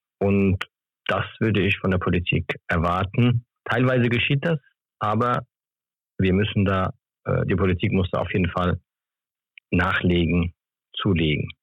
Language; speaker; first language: German; early bilingual, other home language; Turkish